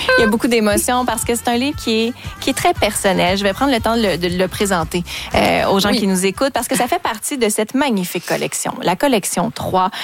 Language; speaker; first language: French; native; French